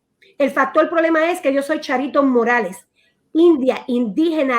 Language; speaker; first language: Spanish; native; Spanish